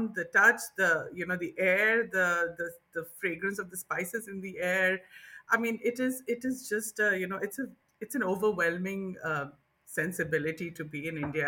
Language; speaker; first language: English; non-native, local second language; Bangla